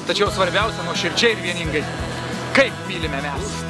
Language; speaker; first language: Lithuanian; native; Lithuanian